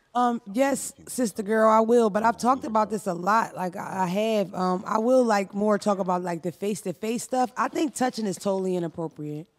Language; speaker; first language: English; native; English